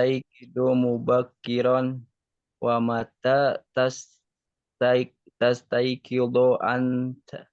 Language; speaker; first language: Arabic; non-native, learner; Indonesian